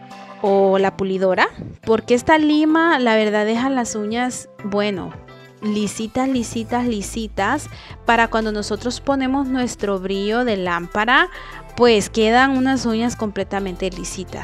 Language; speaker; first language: Spanish; native; Spanish